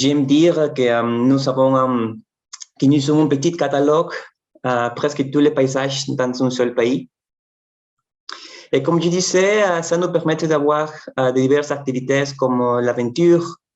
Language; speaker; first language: French; non-native, fluent; Spanish